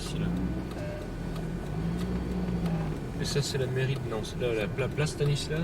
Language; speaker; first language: French; native; French